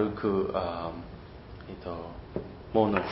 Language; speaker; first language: Japanese; non-native, learner; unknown